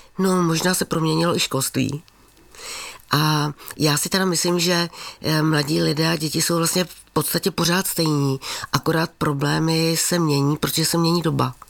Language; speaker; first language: Czech; native; Czech